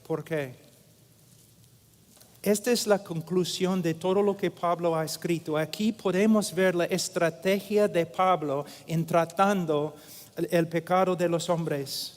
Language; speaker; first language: Spanish; non-native, fluent; English